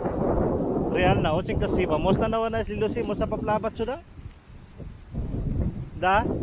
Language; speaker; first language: Russian; non-native, learner; Filipino